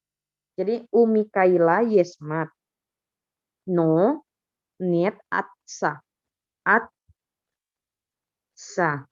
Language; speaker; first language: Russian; non-native, fluent; Indonesian